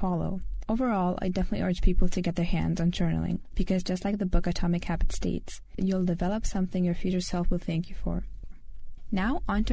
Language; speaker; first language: English; non-native, fluent; Lithuanian